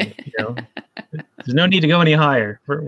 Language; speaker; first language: English; native; English